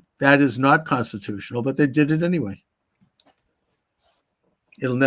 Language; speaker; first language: English; native; English